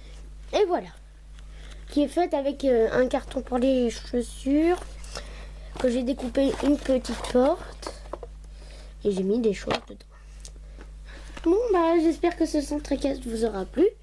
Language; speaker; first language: French; native; French